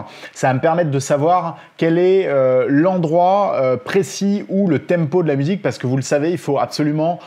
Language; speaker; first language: French; native; French